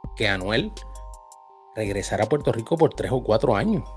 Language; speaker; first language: Spanish; native; Spanish